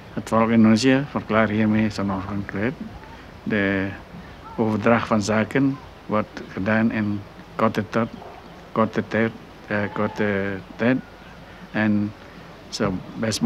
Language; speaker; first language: Dutch; non-native, local second language; Minangkabau